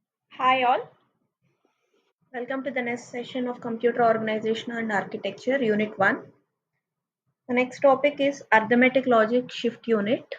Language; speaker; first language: English; non-native, local second language; Telugu